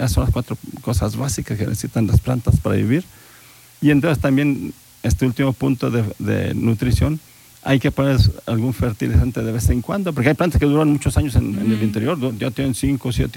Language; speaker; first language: Spanish; native; Spanish